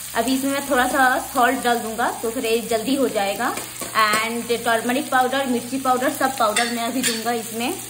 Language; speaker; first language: Hindi; non-native, local second language; Bangla